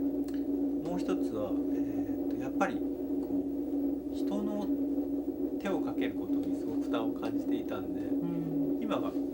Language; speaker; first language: Japanese; native; Japanese